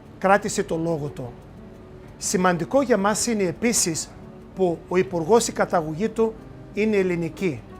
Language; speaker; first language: Greek; early bilingual, heritage; Greek